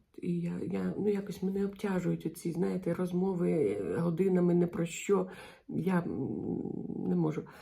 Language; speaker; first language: Ukrainian; non-native, local second language; Russian